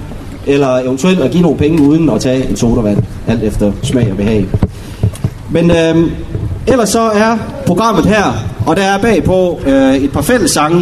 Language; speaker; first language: Danish; native; Danish